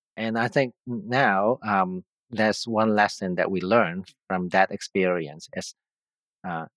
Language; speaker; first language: English; non-native, local second language; Cantonese